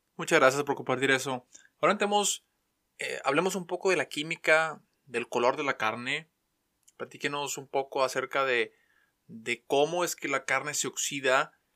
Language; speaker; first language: Spanish; native; Spanish